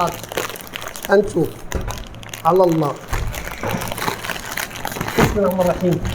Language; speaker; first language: Arabic; native; Arabic